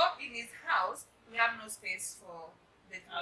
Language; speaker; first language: English; non-native, local second language; Swahili